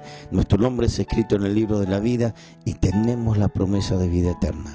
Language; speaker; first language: Spanish; native; Spanish